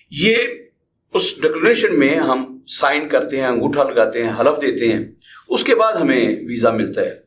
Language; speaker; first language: Urdu; non-native, local second language; Punjabi